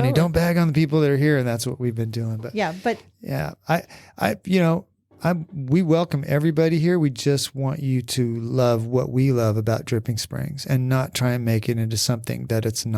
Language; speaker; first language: English; native; English